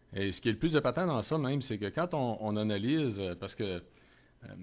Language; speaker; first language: French; native; French